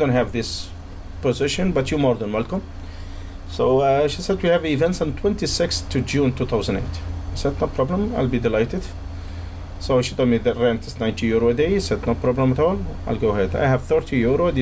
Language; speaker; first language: English; non-native, fluent; Arabic